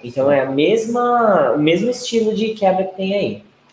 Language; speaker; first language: Portuguese; native; Portuguese